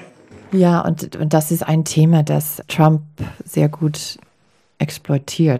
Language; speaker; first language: German; non-native, fluent; English